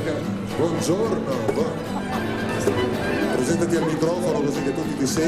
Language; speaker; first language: Italian; native; Italian